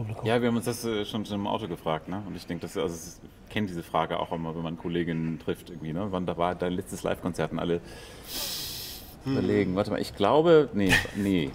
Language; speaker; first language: German; native; German